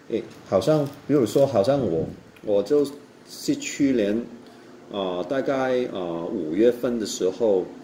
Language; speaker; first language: Chinese; non-native, local second language; Cantonese